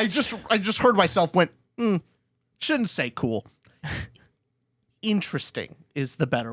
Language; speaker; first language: English; native; English